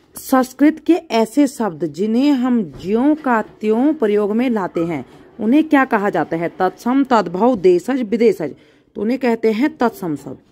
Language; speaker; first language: Hindi; native; Hindi